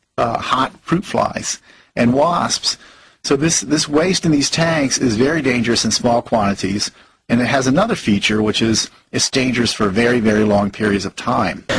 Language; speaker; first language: English; native; English